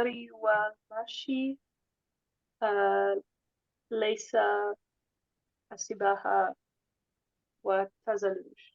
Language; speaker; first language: Arabic; non-native, learner; English